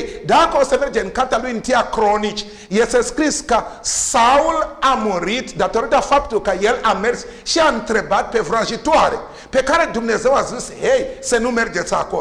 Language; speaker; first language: Romanian; non-native, learner; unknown